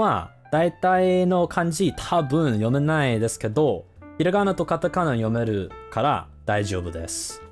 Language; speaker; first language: Japanese; non-native, learner; English